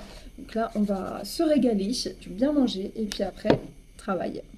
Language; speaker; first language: French; native; French